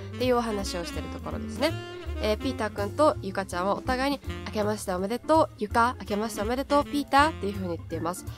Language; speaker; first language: Japanese; native; Japanese